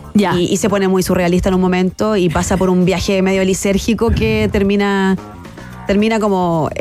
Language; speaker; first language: Spanish; native; Spanish